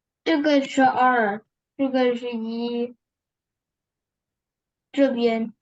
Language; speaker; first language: Chinese; early bilingual, heritage; Chinese